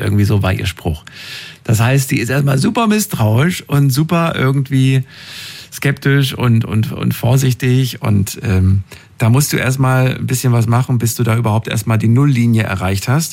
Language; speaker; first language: German; native; German